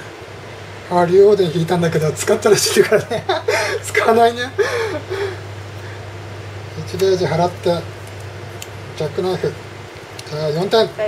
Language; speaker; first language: Japanese; native; Japanese